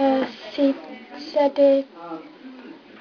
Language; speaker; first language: French; non-native, learner; English